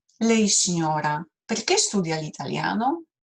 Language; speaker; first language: Italian; non-native, fluent; Polish